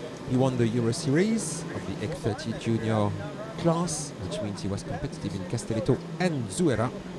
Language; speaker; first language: English; non-native, fluent; French